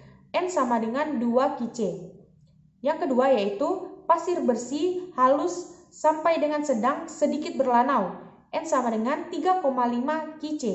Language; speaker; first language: Indonesian; native; Indonesian